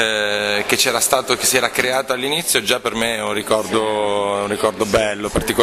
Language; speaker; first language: Italian; native; Italian